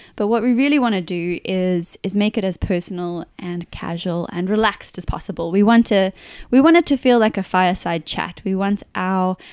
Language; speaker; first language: English; native; English